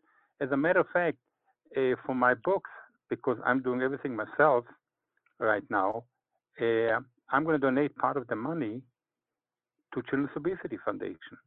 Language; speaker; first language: English; non-native, fluent; Hebrew